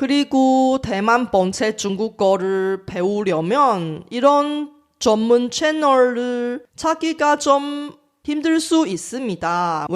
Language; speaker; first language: Korean; non-native, fluent; Chinese